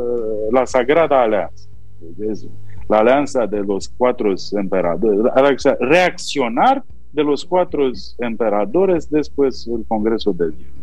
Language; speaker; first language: Spanish; non-native, fluent; Romanian